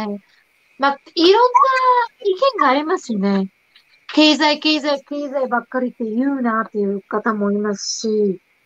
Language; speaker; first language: Japanese; non-native, fluent; Slovak